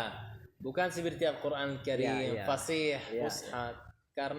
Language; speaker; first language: Indonesian; non-native, learner; Arabic